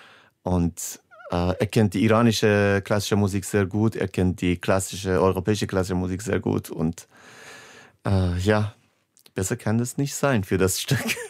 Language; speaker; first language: German; non-native, fluent; Persian